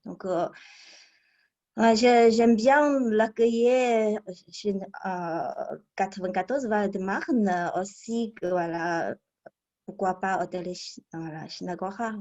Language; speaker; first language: French; non-native, learner; Chinese